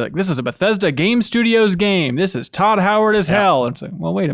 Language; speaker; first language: English; native; English